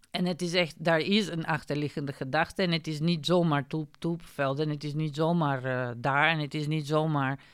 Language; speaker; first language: Dutch; non-native, fluent; Macedonian